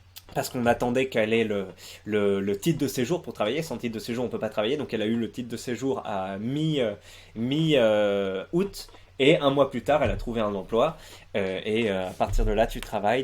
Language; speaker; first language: French; native; French